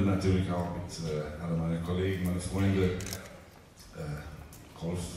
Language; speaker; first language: German; non-native, learner; English